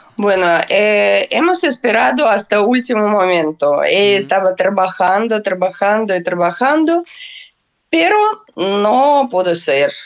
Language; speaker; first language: Spanish; non-native, learner; Russian